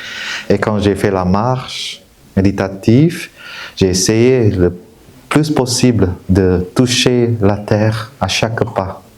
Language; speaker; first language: French; non-native, fluent; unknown